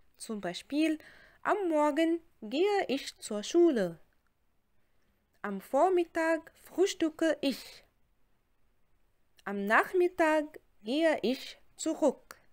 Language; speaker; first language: German; non-native, fluent; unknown